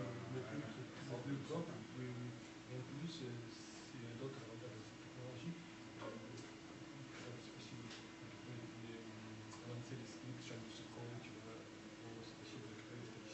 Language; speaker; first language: French; non-native, fluent; Russian